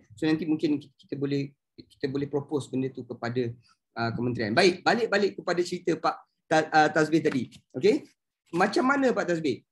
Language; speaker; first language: Malay; native; Malay